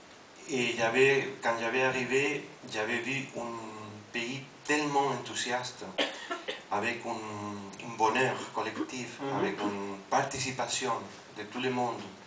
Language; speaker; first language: French; non-native, fluent; Spanish